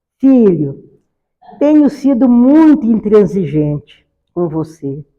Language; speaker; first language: Portuguese; native; Portuguese